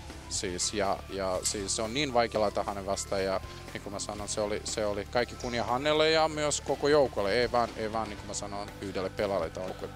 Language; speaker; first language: Finnish; non-native, fluent; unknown